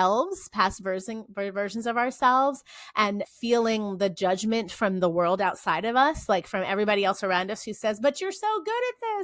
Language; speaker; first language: English; native; English